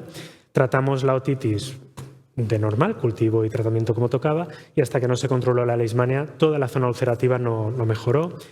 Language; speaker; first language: Spanish; native; Spanish